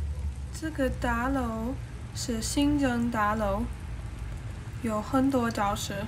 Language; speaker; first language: Chinese; non-native, learner; English